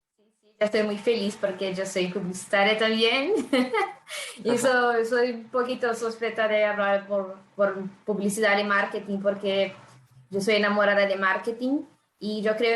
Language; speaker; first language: Spanish; non-native, fluent; Portuguese